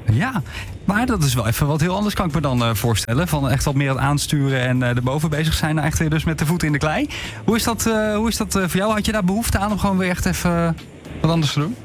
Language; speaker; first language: Dutch; native; Dutch